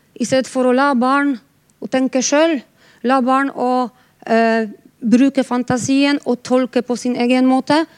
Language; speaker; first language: Norwegian; non-native, fluent; Polish